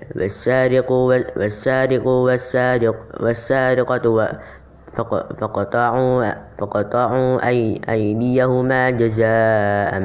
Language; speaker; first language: Arabic; non-native, learner; Indonesian